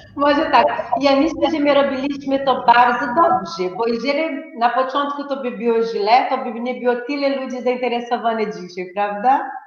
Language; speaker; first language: Polish; non-native, fluent; Portuguese